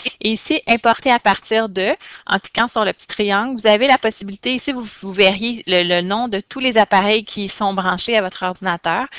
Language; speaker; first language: French; native; French